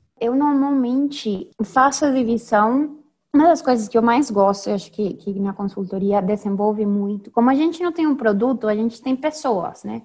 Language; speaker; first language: Portuguese; non-native, fluent; Spanish